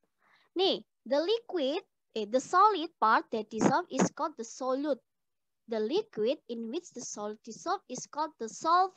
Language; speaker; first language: English; non-native, learner; Indonesian